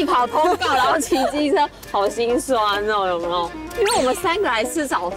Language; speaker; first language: Chinese; native; Chinese